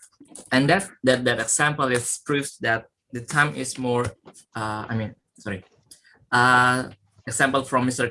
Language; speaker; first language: English; non-native, learner; Indonesian